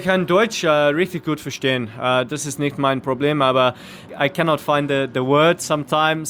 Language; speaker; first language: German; non-native, learner; English